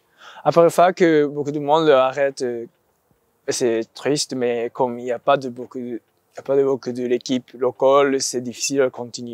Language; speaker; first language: French; non-native, learner; Japanese